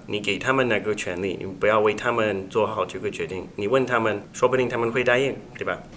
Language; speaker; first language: Chinese; non-native, fluent; English